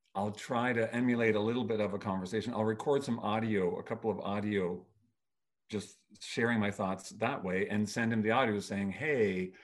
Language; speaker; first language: English; native; English